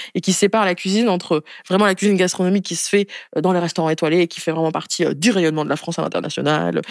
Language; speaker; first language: French; native; French